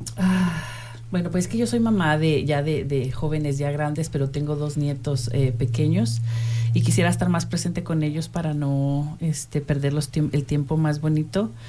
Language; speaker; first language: Spanish; native; Spanish